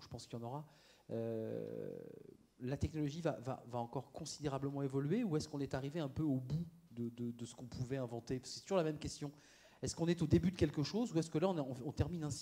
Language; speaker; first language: French; native; French